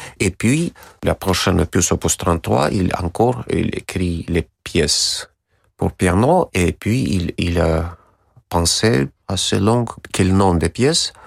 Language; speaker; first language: French; non-native, learner; Russian